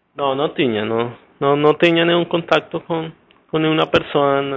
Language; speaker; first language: Portuguese; non-native, fluent; Spanish